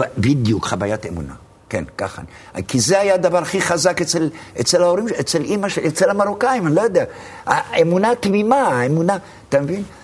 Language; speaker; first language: Hebrew; early bilingual, other home language; Arabic